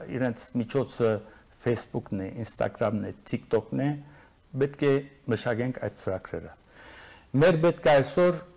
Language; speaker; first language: Armenian; early bilingual, heritage; Armenian